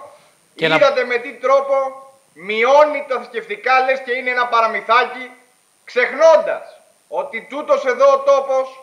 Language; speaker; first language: Greek; native; Greek